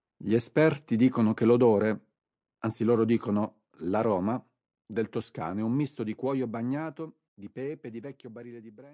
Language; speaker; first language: Italian; native; Italian